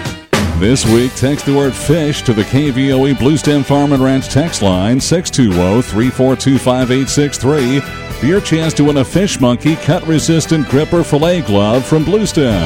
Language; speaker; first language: English; native; English